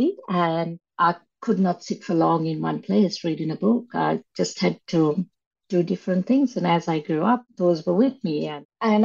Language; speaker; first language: English; non-native, local second language; Sinhala